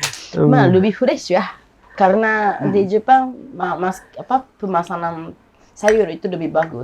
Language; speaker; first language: Indonesian; non-native, fluent; Japanese